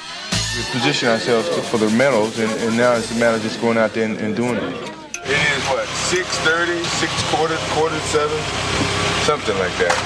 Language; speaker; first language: English; native; English